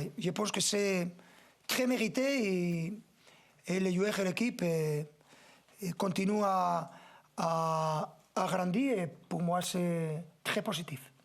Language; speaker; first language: French; non-native, fluent; Spanish